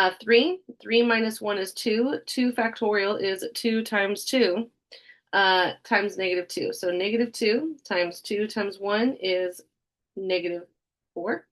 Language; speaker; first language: English; native; English